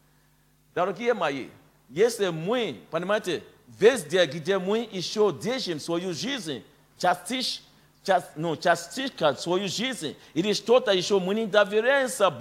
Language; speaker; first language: Russian; non-native, fluent; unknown